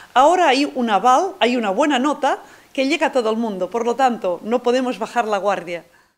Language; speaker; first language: Spanish; non-native, local second language; Catalan